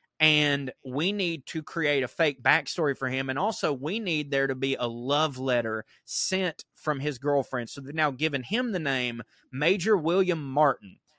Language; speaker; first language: English; native; English